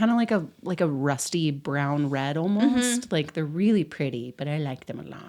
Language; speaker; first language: English; native; English